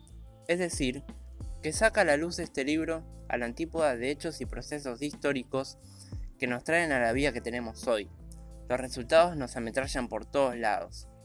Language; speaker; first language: Spanish; native; Spanish